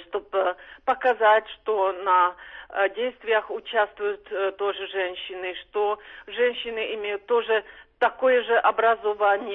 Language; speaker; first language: Russian; non-native, fluent; Czech